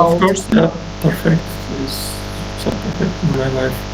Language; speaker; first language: English; non-native, learner; Uzbek